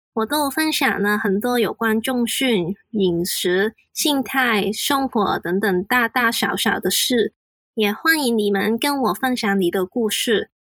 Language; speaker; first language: Chinese; non-native, local second language; Cantonese